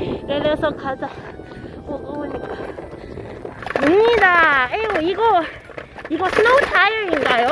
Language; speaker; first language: Korean; non-native, learner; Cantonese